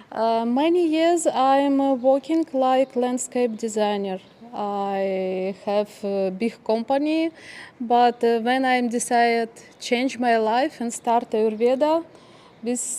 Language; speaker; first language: English; non-native, learner; Ukrainian